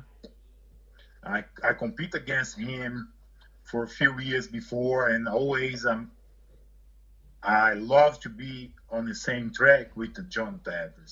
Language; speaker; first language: English; non-native, learner; Portuguese